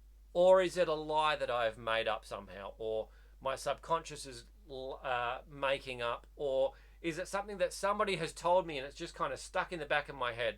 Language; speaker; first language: English; native; English